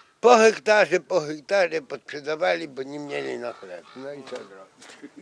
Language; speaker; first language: Polish; non-native, local second language; Ukrainian